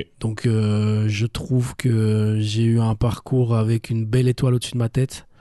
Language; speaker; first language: French; native; French